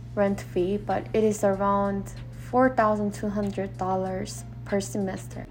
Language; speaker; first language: English; non-native, fluent; Korean